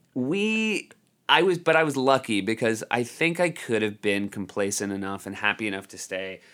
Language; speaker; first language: English; native; English